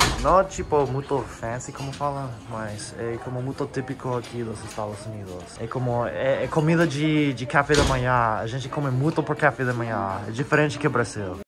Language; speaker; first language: Portuguese; non-native, learner; English